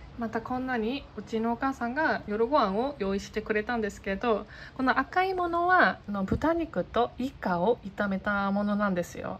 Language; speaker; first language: Japanese; non-native, fluent; Korean